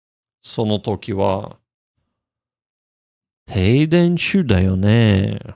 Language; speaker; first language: Japanese; non-native, learner; English